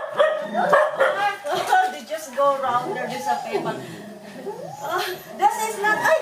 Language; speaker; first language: English; non-native, learner; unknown